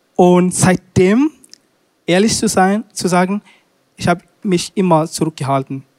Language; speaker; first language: German; non-native, learner; Swahili